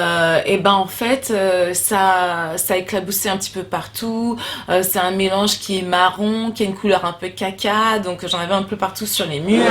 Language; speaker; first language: French; native; French